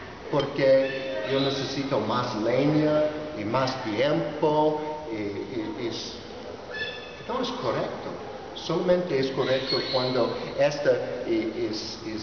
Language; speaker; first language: Spanish; non-native, learner; English